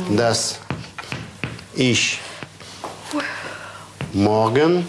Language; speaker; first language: German; non-native, fluent; Russian